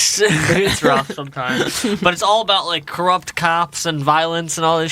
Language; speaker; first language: English; native; English